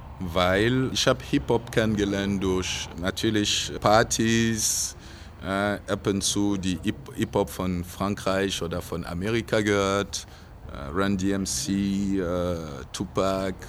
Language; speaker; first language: German; non-native, fluent; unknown